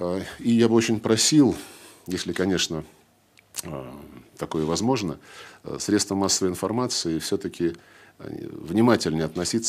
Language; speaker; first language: Russian; native; Russian